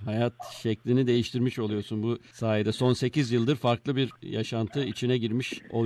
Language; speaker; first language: Turkish; native; Turkish